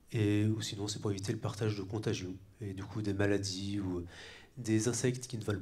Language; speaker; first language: French; native; French